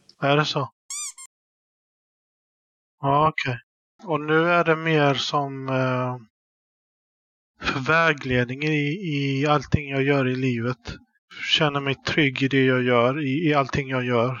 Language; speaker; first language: Swedish; early bilingual, other home language; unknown